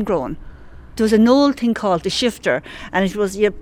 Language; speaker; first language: English; native; English